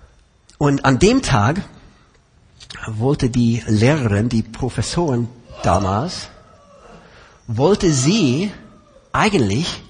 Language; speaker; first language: German; non-native, fluent; English